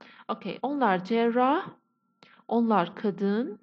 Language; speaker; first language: Turkish; non-native, fluent; Persian